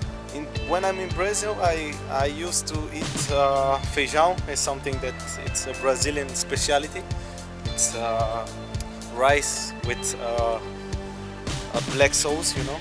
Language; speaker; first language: English; non-native, learner; Portuguese